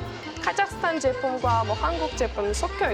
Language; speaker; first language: Korean; non-native, fluent; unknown